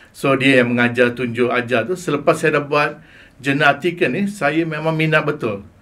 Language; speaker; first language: Malay; non-native, local second language; Tamil